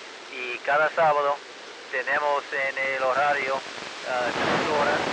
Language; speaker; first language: Spanish; early bilingual, heritage; Spanish